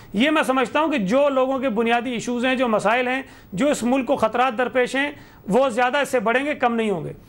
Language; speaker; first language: Urdu; native; Urdu